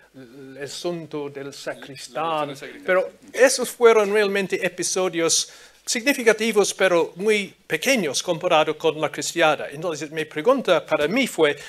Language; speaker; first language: Spanish; non-native, fluent; English